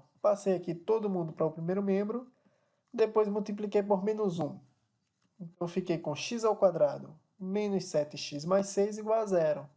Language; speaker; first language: Portuguese; native; Portuguese